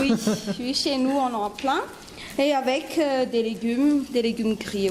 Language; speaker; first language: French; non-native, local second language; Malagasy